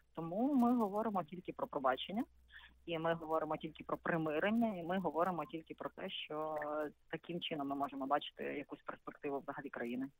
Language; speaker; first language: Ukrainian; native; Ukrainian